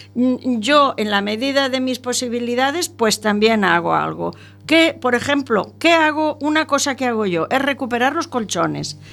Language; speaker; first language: Spanish; native; Spanish